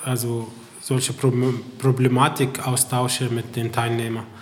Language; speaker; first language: German; non-native, fluent; Arabic